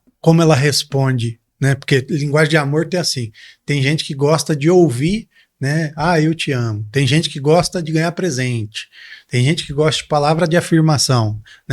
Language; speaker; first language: Portuguese; native; Portuguese